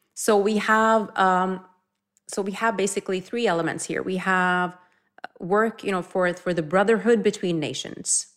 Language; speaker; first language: English; non-native, fluent; Norwegian